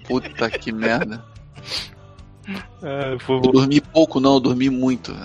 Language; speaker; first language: Portuguese; native; Portuguese